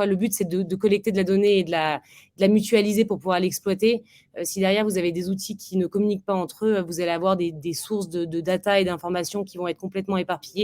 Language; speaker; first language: French; native; French